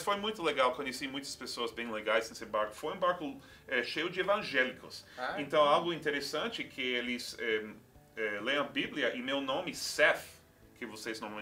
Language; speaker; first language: Portuguese; non-native, fluent; English